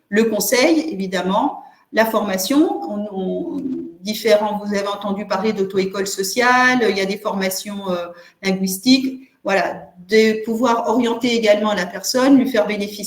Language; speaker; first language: French; native; French